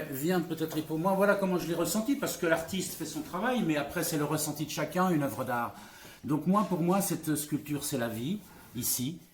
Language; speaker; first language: French; native; French